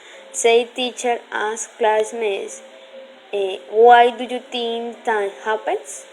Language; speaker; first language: English; non-native, learner; Spanish